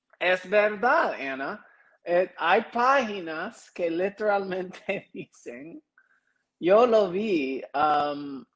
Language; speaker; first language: Spanish; non-native, learner; English